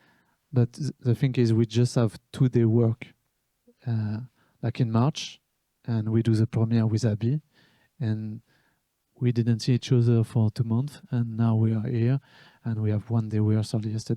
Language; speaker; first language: English; non-native, learner; French